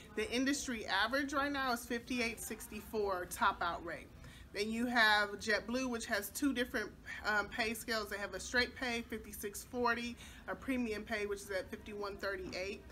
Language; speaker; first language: English; native; English